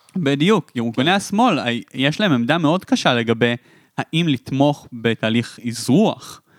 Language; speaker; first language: Hebrew; native; Hebrew